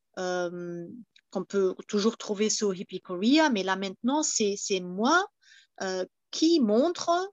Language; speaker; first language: French; non-native, fluent; German